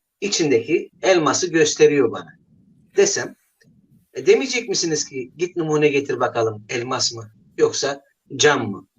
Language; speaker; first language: Turkish; native; Turkish